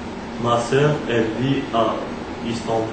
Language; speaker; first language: French; early bilingual, other home language; Turkish